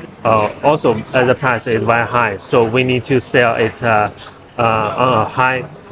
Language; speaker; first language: English; non-native, learner; Chinese